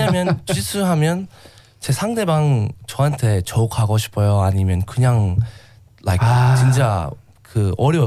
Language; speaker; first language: Korean; non-native, learner; English